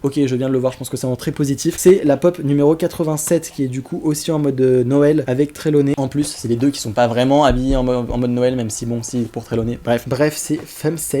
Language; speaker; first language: French; native; French